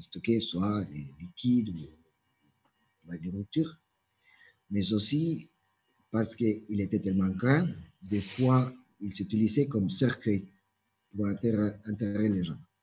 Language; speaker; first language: French; non-native, fluent; Spanish